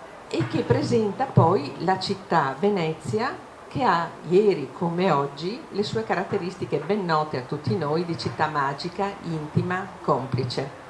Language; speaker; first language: Italian; native; Italian